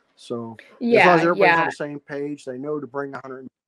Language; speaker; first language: English; native; English